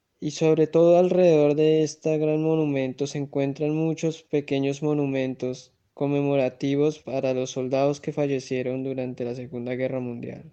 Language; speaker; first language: Spanish; native; Spanish